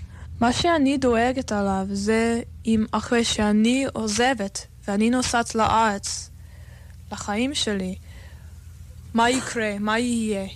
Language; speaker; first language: Hebrew; non-native, fluent; English